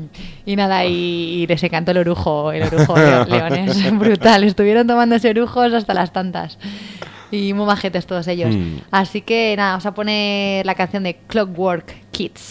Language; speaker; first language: Spanish; native; Spanish